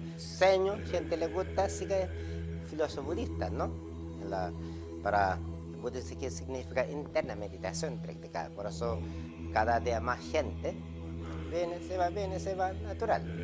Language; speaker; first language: Spanish; non-native, learner; Ladakhi